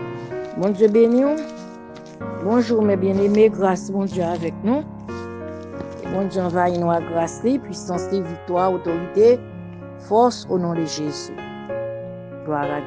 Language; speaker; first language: French; non-native, local second language; Haitian Creole